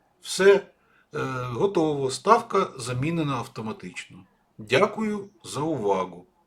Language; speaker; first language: Ukrainian; native; Ukrainian